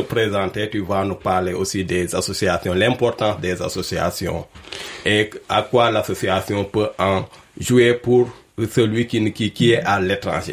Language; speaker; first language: French; non-native, local second language; Wolof